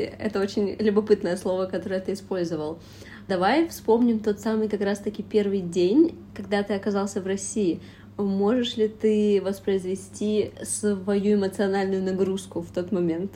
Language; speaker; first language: Russian; native; Russian